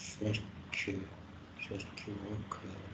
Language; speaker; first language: English; non-native, learner; Vietnamese